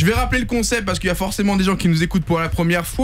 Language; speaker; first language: French; native; French